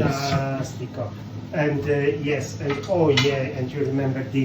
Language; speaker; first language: English; non-native, fluent; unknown